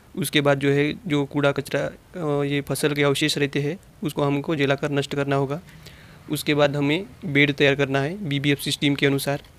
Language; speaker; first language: Hindi; non-native, local second language; Marathi